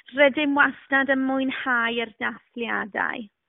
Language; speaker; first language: Welsh; native; Welsh